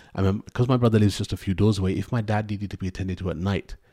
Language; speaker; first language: English; native; English